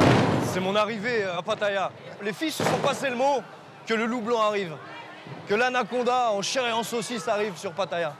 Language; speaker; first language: French; native; French